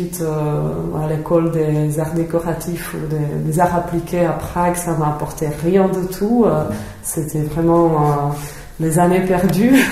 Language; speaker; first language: French; non-native, fluent; Czech